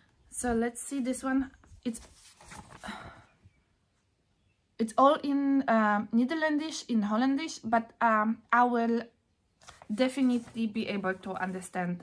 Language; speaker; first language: English; non-native, fluent; Polish